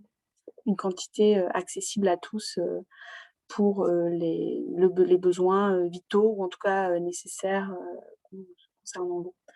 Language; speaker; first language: French; native; French